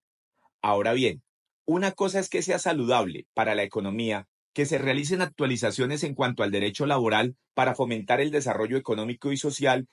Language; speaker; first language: Spanish; native; Spanish